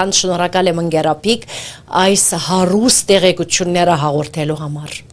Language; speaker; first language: Armenian; early bilingual, heritage; Armenian